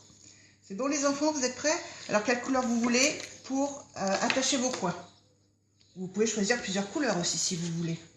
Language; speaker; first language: French; native; French